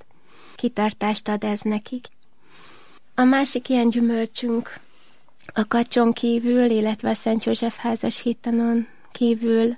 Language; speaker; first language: Hungarian; native; Hungarian